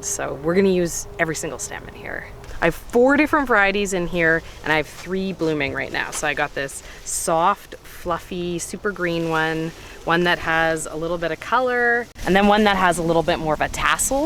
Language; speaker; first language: English; native; English